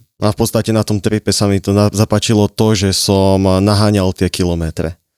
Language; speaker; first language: Slovak; native; Slovak